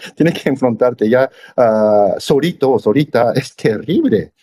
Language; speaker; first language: Spanish; non-native, fluent; Japanese